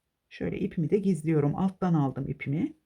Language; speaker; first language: Turkish; native; Turkish